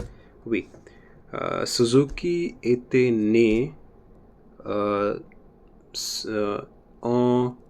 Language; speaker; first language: French; non-native, learner; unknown